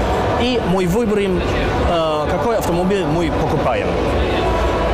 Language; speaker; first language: Russian; non-native, learner; German